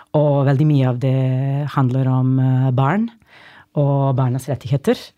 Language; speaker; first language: Norwegian; non-native, fluent; Serbian